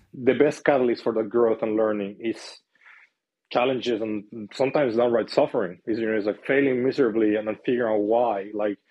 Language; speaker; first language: English; non-native, fluent; Spanish